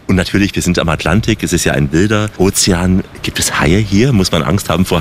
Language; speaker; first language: German; native; German